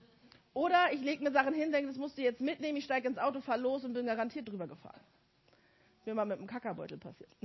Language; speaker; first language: German; native; German